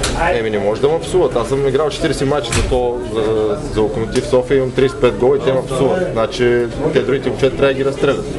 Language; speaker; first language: Bulgarian; native; Bulgarian